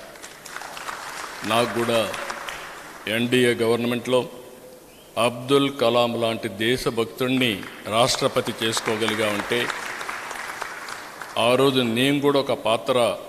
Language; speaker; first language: Telugu; native; Telugu